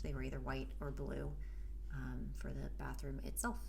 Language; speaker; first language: English; native; English